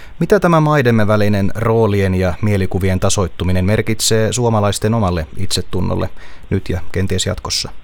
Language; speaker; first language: Finnish; native; Finnish